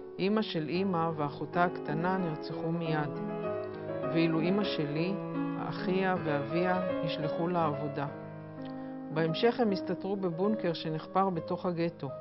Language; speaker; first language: Hebrew; native; Hebrew